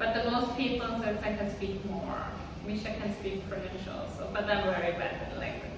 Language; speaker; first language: English; non-native, fluent; Swiss German